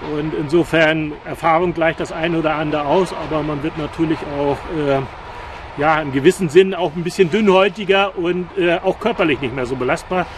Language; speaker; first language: German; native; German